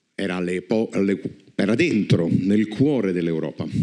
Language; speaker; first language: Italian; native; Italian